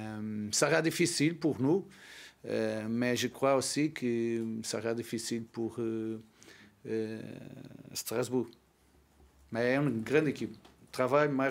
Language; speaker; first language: French; non-native, learner; Portuguese